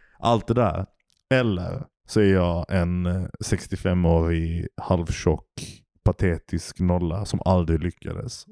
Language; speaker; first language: Swedish; early bilingual, other home language; Turkish